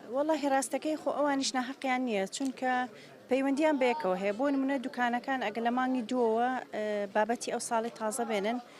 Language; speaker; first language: Central Kurdish; native; Central Kurdish